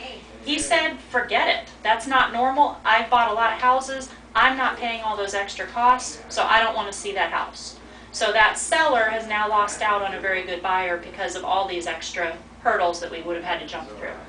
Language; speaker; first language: English; native; English